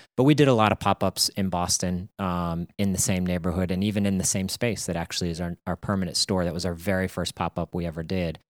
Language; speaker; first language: English; native; English